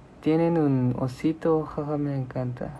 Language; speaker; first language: Spanish; non-native, learner; Korean